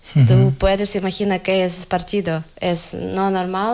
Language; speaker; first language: Spanish; non-native, learner; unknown